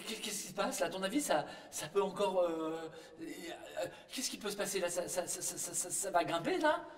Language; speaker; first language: French; native; French